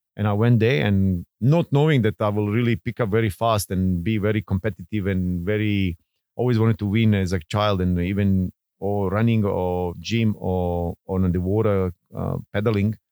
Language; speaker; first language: English; non-native, fluent; Bosnian